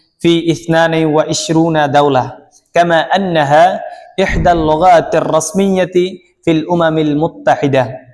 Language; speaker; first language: Arabic; non-native, learner; Bangla